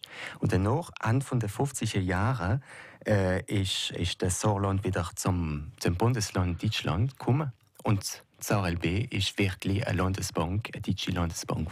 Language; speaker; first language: German; non-native, local second language; French